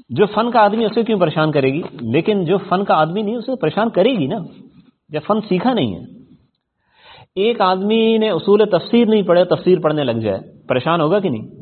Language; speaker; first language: Urdu; non-native, local second language; Punjabi